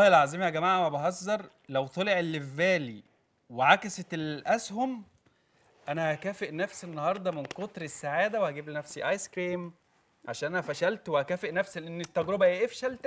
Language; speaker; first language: Arabic; native; Arabic